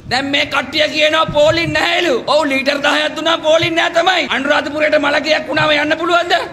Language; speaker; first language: Sinhala; non-native, local second language; Tamil